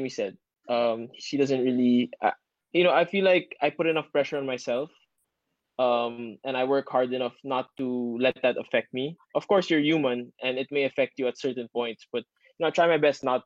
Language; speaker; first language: English; native; English